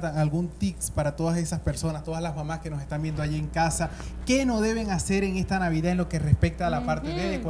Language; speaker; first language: Spanish; native; Spanish